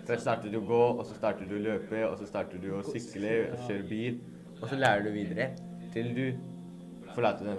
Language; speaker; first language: Norwegian; early bilingual, other home language; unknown